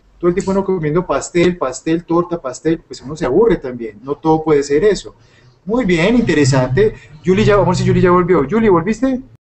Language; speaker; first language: Spanish; native; Spanish